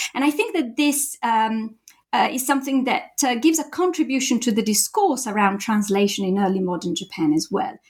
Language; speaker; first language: English; non-native, fluent; Italian